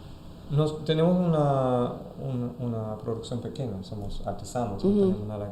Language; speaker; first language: Spanish; non-native, fluent; German